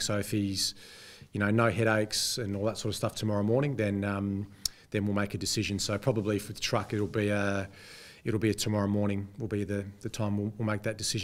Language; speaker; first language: English; native; English